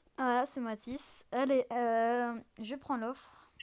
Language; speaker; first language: French; native; French